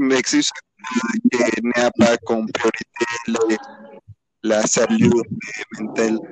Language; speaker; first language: French; non-native, learner; Spanish